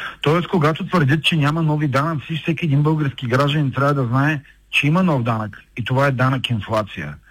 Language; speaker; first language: Bulgarian; native; Bulgarian